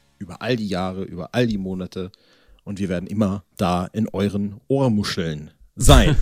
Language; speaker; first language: German; native; German